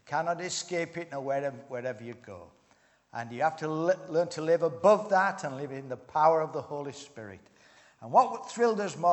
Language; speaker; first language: English; native; English